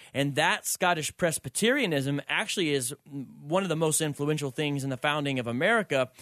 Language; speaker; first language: English; native; English